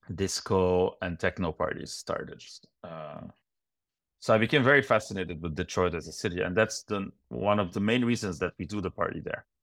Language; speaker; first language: English; non-native, fluent; Arabic